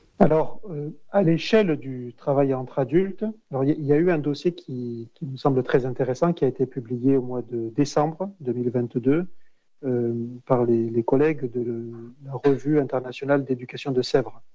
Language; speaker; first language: French; native; French